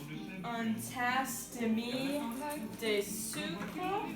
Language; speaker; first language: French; non-native, learner; English